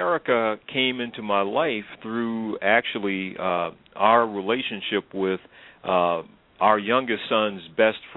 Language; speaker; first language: English; native; English